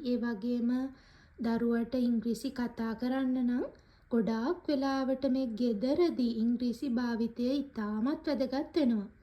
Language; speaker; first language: Sinhala; native; Sinhala